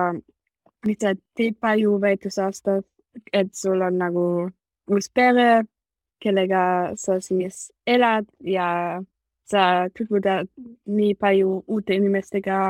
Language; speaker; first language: Estonian; non-native, learner; German